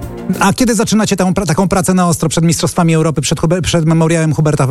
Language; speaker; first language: Polish; native; Polish